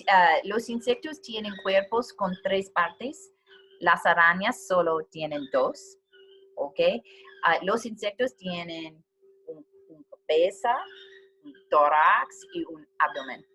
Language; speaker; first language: Spanish; non-native, learner; English